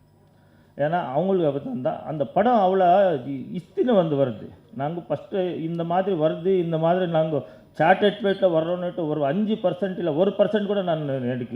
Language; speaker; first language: Tamil; non-native, learner; Kannada